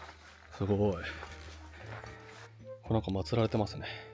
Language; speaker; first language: Japanese; native; Japanese